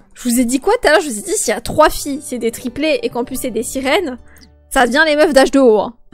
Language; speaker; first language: French; native; French